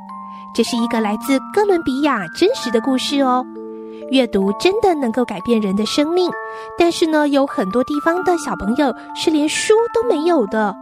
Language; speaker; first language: Chinese; native; Chinese